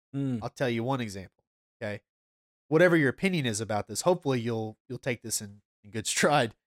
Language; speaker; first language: English; native; English